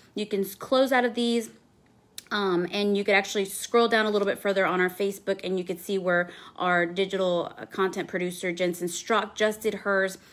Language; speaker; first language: English; early bilingual, other home language; Spanish